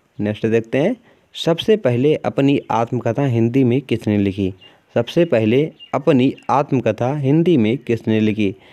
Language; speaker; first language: Hindi; native; Hindi